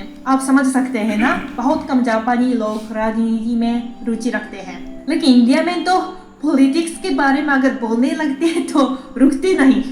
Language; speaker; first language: Hindi; non-native, fluent; Japanese